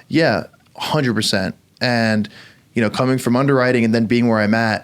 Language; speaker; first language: English; native; English